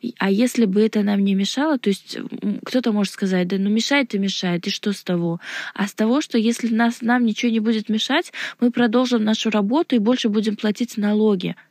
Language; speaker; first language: Russian; non-native, local second language; Uzbek